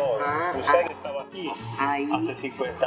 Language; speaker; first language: Spanish; non-native, learner; Italian